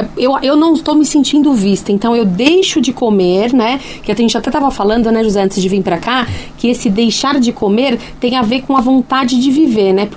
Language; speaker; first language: Portuguese; native; Portuguese